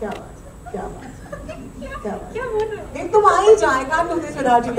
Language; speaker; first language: Hindi; native; Hindi